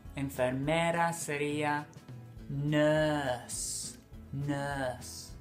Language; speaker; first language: Spanish; non-native, fluent; English